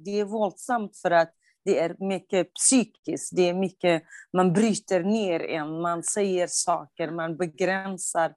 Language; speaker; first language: Swedish; non-native, fluent; Kurdish